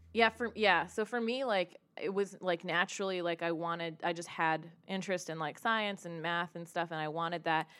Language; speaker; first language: English; early bilingual, other home language; Hindi